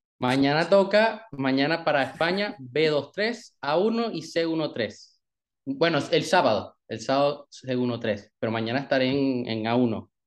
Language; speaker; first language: Spanish; native; Spanish